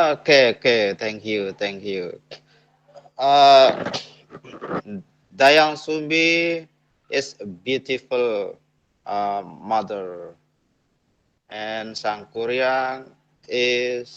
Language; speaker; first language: English; non-native, learner; Indonesian